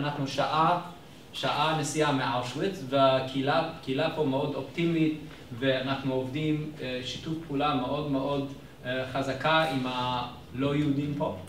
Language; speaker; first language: Hebrew; non-native, fluent; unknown